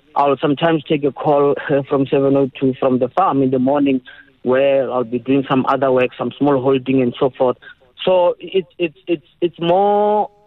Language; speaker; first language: English; non-native, local second language; Northern Sotho